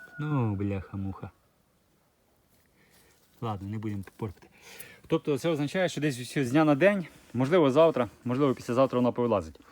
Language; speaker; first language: Ukrainian; native; Ukrainian